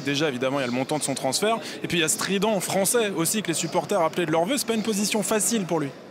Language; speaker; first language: French; native; French